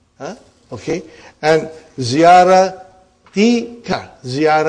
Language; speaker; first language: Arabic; non-native, fluent; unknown